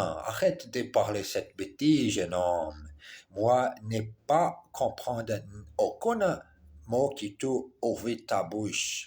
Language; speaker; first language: French; non-native, learner; Portuguese